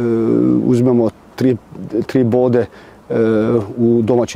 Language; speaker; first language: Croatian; non-native, learner; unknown